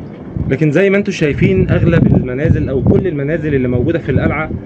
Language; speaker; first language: Arabic; native; Arabic